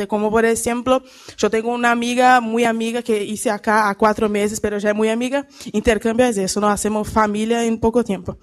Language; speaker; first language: Spanish; non-native, learner; Portuguese